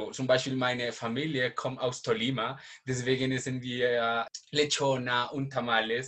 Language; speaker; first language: German; non-native, learner; Spanish